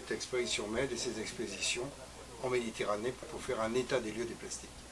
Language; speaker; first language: French; native; French